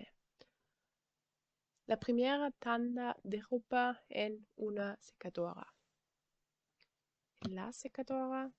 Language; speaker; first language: Spanish; non-native, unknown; German